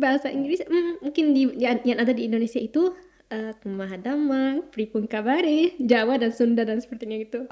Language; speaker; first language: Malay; non-native, fluent; Arabic